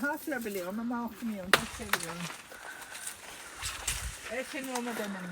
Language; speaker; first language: Turkish; non-native, learner; English